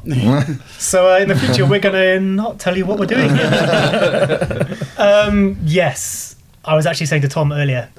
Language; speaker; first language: English; native; English